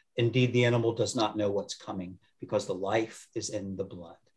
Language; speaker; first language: English; native; English